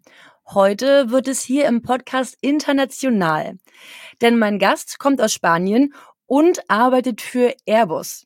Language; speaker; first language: German; native; German